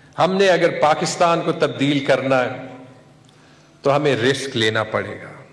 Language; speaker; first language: Urdu; non-native, local second language; Pashto